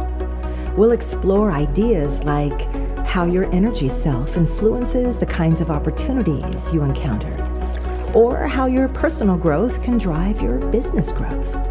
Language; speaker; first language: English; native; English